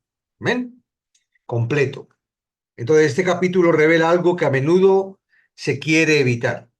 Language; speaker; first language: Spanish; native; Spanish